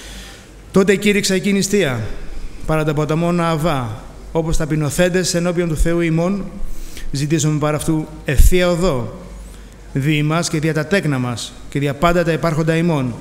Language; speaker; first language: Greek; native; Greek